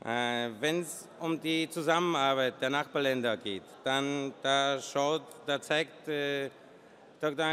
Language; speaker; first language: German; non-native, fluent; Polish